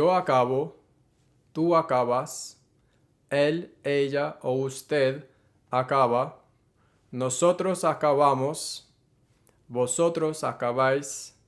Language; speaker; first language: Spanish; non-native, fluent; English